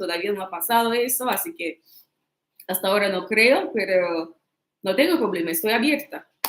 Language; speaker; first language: Spanish; non-native, fluent; English